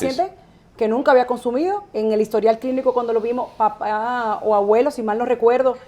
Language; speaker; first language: Spanish; native; Spanish